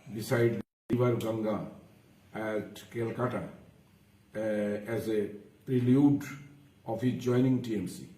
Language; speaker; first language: English; non-native, local second language; Bangla